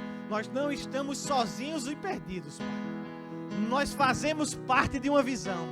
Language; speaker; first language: Portuguese; native; Portuguese